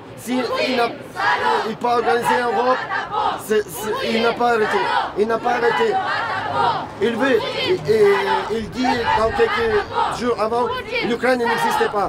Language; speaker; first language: French; non-native, learner; Ukrainian